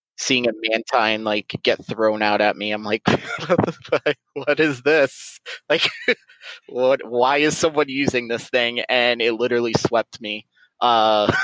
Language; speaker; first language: English; native; English